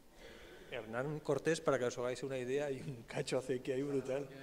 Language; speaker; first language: Spanish; native; Spanish